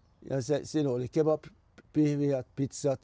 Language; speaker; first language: Finnish; non-native, fluent; Turkish